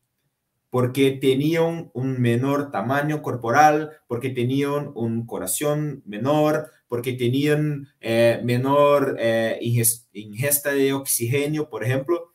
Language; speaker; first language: Spanish; non-native, fluent; Portuguese